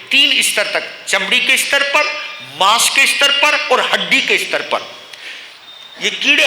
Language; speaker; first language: Hindi; native; Hindi